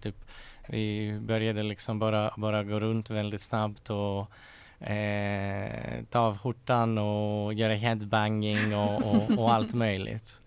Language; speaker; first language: Swedish; non-native, fluent; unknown